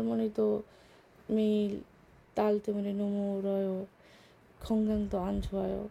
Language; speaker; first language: Korean; non-native, learner; Bangla